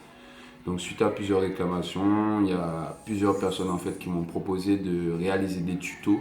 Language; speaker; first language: French; native; French